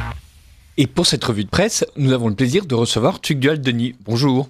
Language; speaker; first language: French; native; French